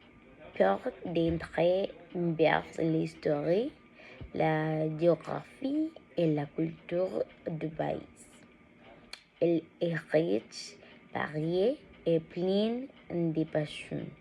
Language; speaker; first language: French; non-native, learner; Spanish